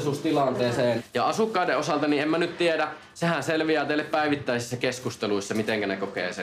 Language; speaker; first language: Finnish; native; Finnish